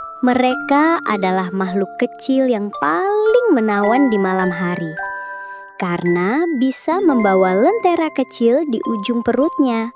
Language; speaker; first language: Indonesian; native; Indonesian